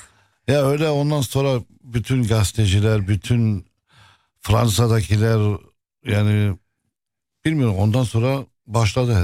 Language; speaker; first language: Turkish; non-native, fluent; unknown